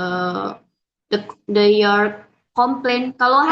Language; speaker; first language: English; non-native, learner; Indonesian